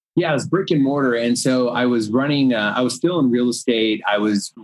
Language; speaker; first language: English; early bilingual, other home language; Hindi